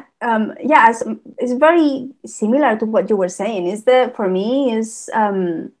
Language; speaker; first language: English; non-native, fluent; Spanish